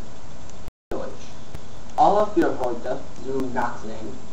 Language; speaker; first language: German; non-native, learner; English